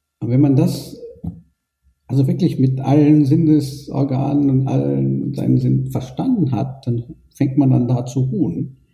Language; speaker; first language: German; early bilingual, other home language; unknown